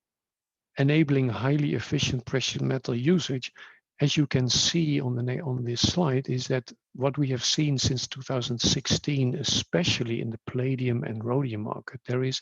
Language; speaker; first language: English; non-native, fluent; Dutch